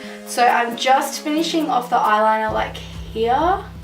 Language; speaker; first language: English; native; English